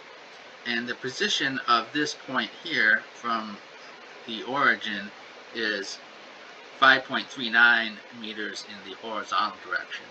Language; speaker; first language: English; native; English